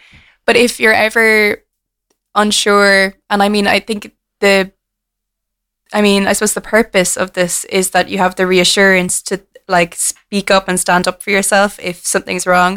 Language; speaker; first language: English; native; English